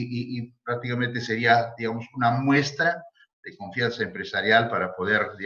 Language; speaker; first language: Spanish; native; Spanish